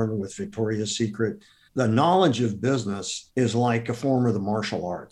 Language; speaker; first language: English; native; English